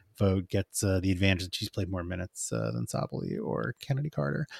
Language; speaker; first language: English; native; English